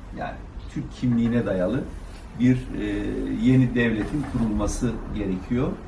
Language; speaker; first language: Turkish; native; Turkish